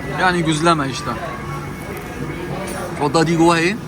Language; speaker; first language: Turkish; non-native, fluent; Arabic